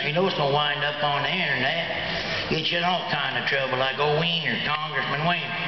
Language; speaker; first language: English; native; English